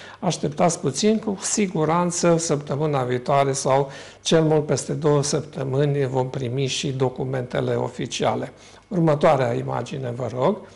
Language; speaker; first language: Romanian; native; Romanian